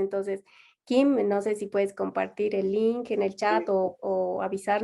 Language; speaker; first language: Spanish; native; Spanish